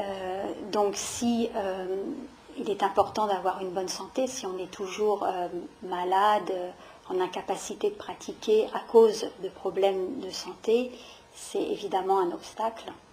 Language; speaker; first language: French; native; French